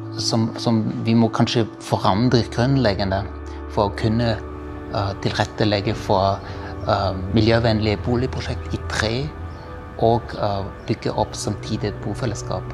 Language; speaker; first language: Norwegian; non-native, fluent; German